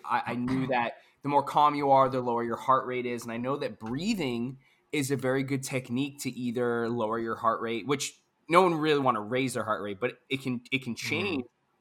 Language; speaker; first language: English; native; English